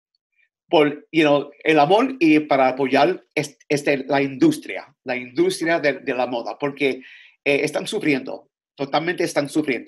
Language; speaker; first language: Spanish; early bilingual, other home language; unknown